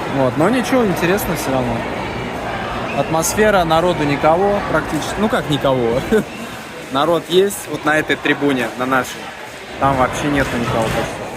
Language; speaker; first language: Russian; native; Russian